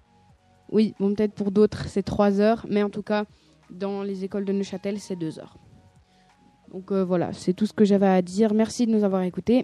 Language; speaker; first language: French; native; French